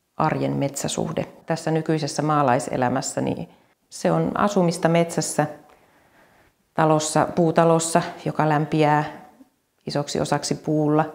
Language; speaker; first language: Finnish; native; Finnish